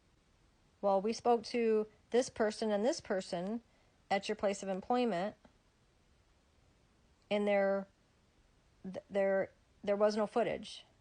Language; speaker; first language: English; native; English